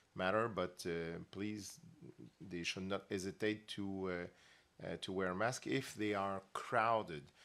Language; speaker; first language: English; non-native, fluent; French